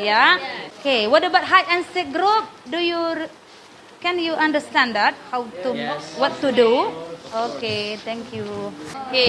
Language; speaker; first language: English; non-native, learner; Indonesian